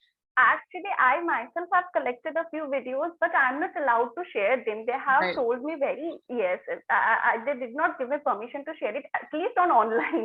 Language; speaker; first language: English; non-native, local second language; Bangla